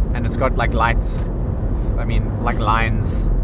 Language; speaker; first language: English; native; English